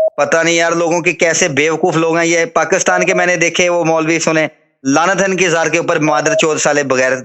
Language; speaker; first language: Urdu; non-native, local second language; Punjabi